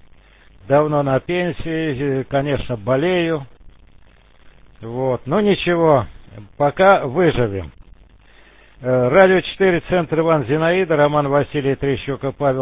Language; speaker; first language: Russian; native; Russian